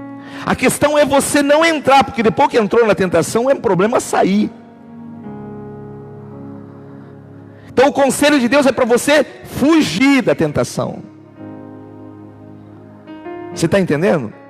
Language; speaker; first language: Portuguese; native; Portuguese